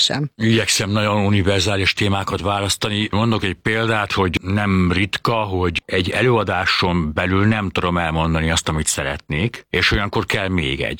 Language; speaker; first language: Hungarian; native; Hungarian